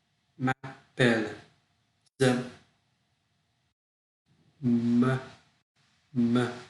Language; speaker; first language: French; non-native, learner; Vietnamese